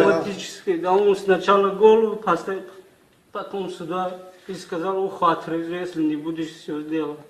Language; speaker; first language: Russian; non-native, learner; Tajik